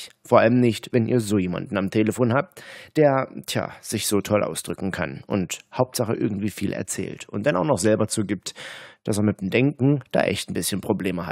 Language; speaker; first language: German; native; German